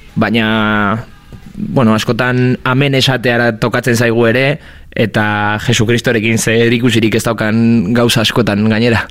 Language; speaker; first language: Basque; non-native, local second language; Spanish